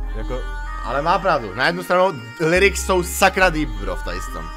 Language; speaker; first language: Czech; native; Czech